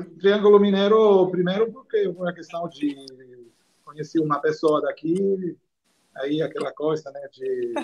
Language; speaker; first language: Portuguese; non-native, fluent; Italian